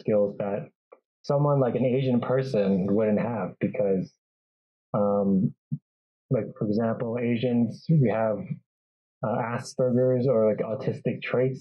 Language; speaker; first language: English; native; English